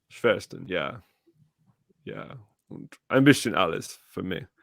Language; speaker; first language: German; non-native, learner; English